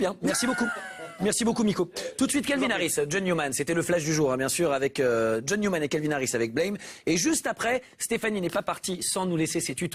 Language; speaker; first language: French; native; French